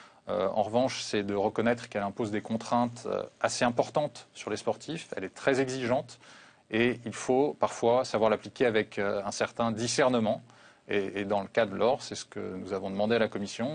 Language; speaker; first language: French; native; French